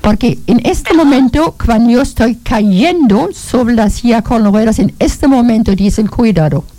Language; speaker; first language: Spanish; non-native, learner; German